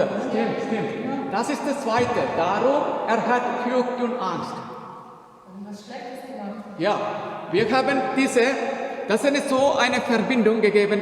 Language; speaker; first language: German; non-native, learner; Malayalam